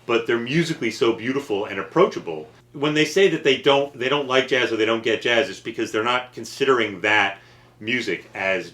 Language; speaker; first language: English; native; English